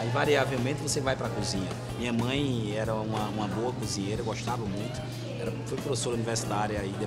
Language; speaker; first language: Portuguese; native; Portuguese